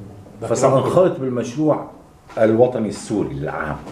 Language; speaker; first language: Arabic; native; Arabic